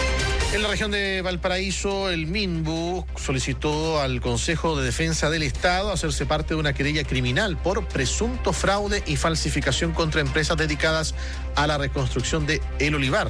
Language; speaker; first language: Spanish; native; Spanish